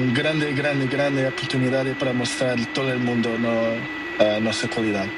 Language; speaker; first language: Spanish; non-native, learner; Portuguese